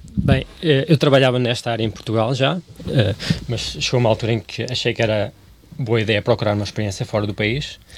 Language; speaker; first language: Portuguese; native; Portuguese